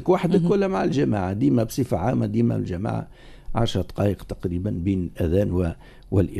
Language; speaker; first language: Arabic; native; Arabic